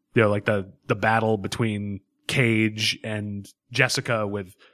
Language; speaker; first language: English; native; English